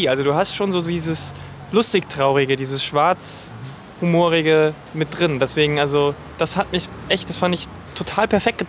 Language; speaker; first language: German; native; German